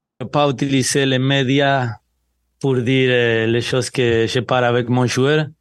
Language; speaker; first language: French; non-native, learner; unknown